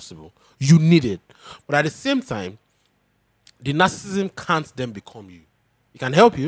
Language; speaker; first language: English; non-native, local second language; Yoruba